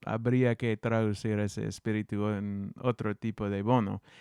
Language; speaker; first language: Spanish; non-native, learner; English